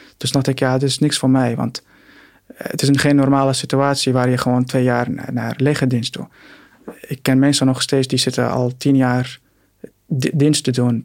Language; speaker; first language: Dutch; non-native, fluent; Arabic